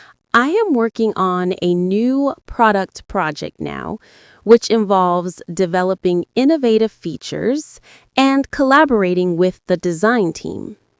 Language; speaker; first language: English; non-native, learner; Vietnamese